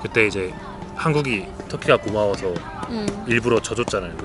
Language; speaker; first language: Korean; native; Korean